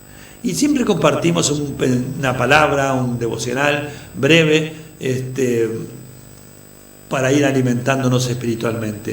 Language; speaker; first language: Spanish; native; Spanish